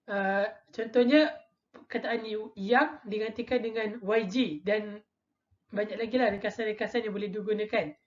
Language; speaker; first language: Malay; native; Malay